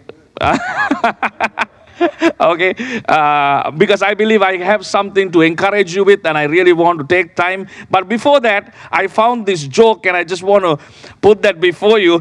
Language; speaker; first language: English; non-native, local second language; Sinhala